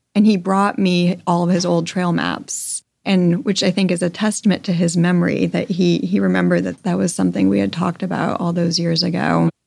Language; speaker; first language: English; native; English